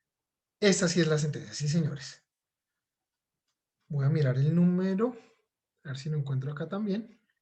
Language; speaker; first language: Spanish; native; Spanish